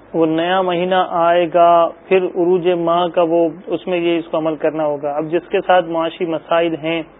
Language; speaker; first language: Urdu; native; Urdu